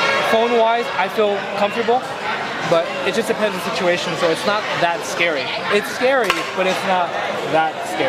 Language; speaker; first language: English; early bilingual, other home language; Vietnamese